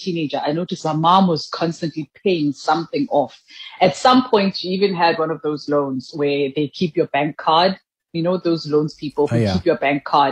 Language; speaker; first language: English; non-native, local second language; Tswana